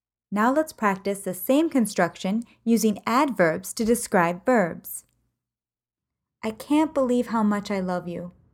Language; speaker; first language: English; native; English